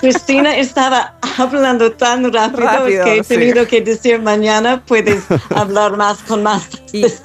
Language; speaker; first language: Spanish; non-native, fluent; English